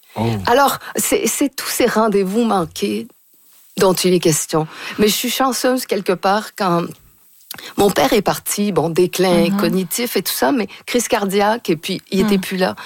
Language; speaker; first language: French; native; French